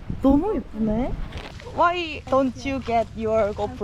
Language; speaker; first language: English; non-native, learner; Korean